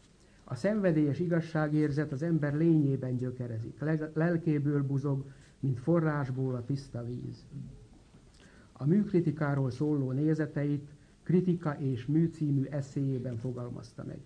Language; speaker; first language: Hungarian; native; Hungarian